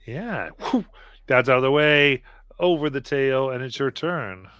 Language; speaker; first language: English; native; English